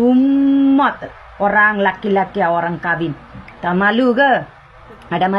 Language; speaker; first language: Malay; non-native, learner; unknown